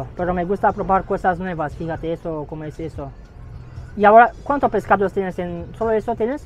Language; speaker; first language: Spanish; non-native, learner; Romanian